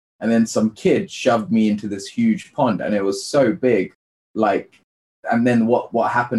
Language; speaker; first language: English; native; English